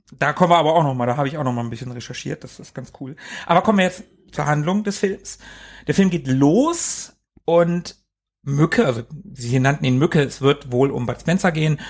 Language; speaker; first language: German; native; German